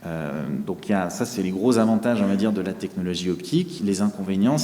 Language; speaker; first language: French; native; French